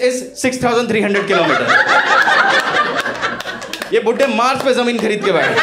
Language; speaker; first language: Hindi; non-native, local second language; Bangla